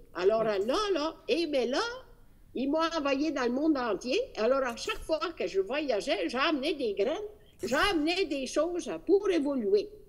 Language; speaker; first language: French; non-native, fluent; Italian